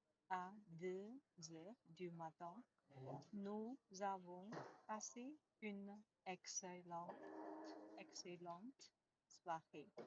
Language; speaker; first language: French; non-native, learner; Chinese